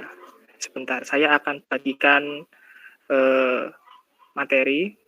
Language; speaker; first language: Indonesian; native; Indonesian